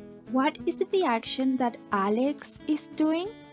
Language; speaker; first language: English; non-native, fluent; Spanish